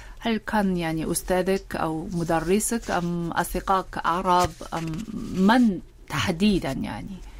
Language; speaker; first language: Arabic; non-native, fluent; Korean